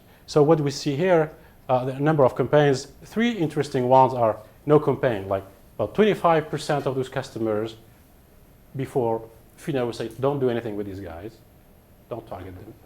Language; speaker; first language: English; non-native, fluent; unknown